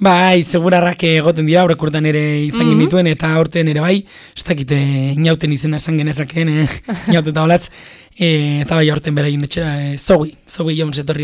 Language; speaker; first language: Basque; native; Basque